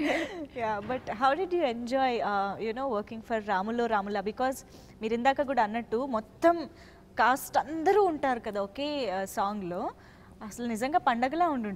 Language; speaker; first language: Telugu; native; Telugu